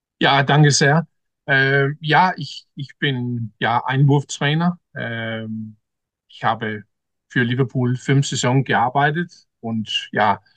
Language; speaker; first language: German; non-native, learner; Danish